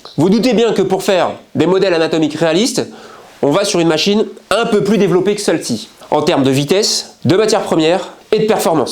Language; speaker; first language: French; native; French